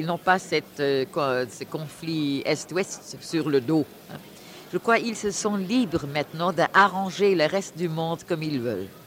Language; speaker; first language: French; non-native, fluent; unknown